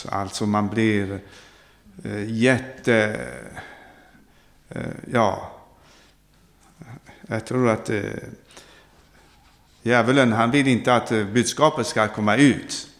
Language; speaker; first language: Swedish; non-native, fluent; Arabic